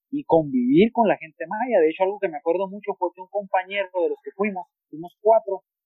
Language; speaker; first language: Spanish; native; Spanish